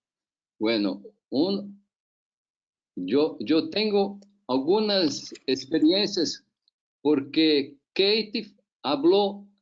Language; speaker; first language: Spanish; non-native, learner; Portuguese